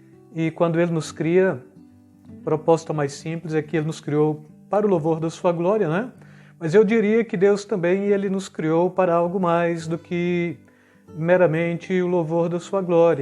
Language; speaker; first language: Portuguese; native; Portuguese